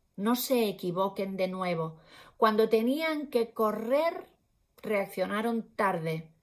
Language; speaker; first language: Spanish; non-native, local second language; Catalan